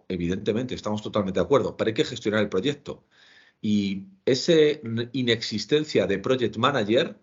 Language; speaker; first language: Spanish; native; Spanish